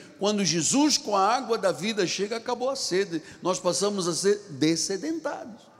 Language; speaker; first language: Portuguese; non-native, local second language; Tsonga